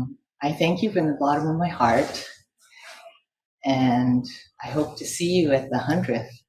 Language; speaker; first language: English; native; English